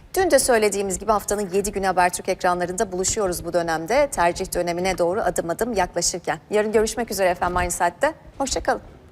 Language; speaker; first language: Turkish; native; Turkish